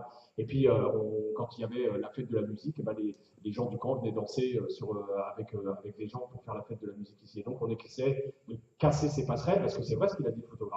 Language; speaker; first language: French; native; French